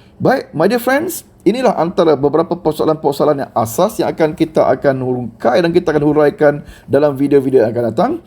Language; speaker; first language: Malay; native; Malay